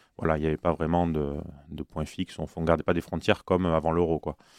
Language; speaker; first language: French; native; French